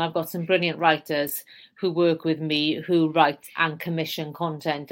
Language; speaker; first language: English; native; English